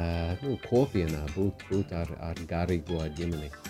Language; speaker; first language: Latvian; non-native, fluent; English